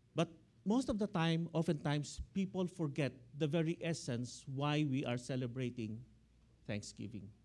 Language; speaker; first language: English; non-native, local second language; Filipino